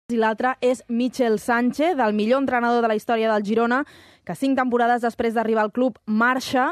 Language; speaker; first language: Catalan; native; Catalan